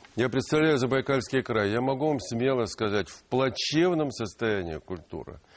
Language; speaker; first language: Russian; non-native, local second language; Ukrainian